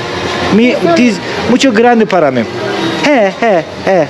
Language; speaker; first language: Spanish; non-native, learner; Turkish